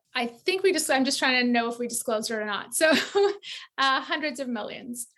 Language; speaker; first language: English; native; English